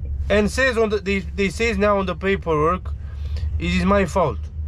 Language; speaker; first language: English; non-native, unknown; Romanian